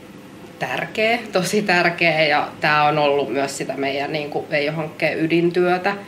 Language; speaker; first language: Finnish; native; Finnish